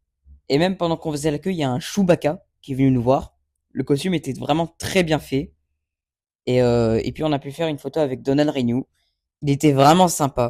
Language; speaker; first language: French; native; French